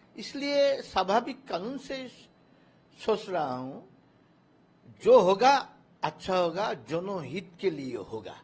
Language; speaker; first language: Hindi; non-native, local second language; Bangla